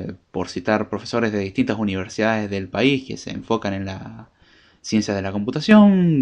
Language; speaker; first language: Spanish; native; Spanish